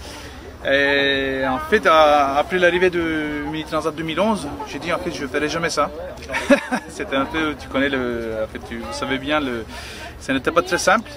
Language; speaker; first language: French; non-native, fluent; Turkish